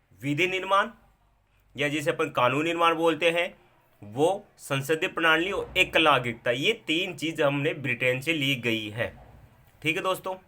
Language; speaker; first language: Hindi; native; Hindi